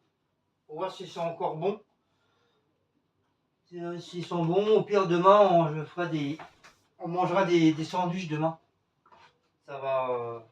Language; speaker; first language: French; native; French